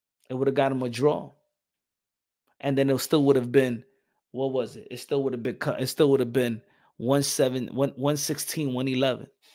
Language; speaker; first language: English; early bilingual, other home language; Spanish